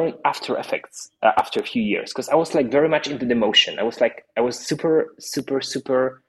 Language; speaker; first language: English; non-native, fluent; Polish